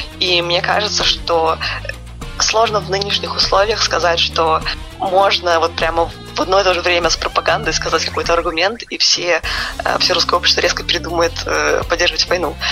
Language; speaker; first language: Russian; native; Russian